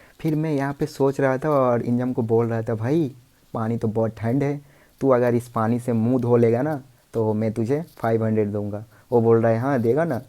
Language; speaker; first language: Hindi; non-native, local second language; Bangla